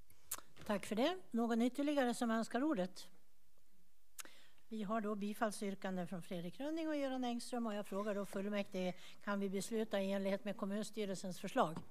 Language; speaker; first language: Swedish; native; Swedish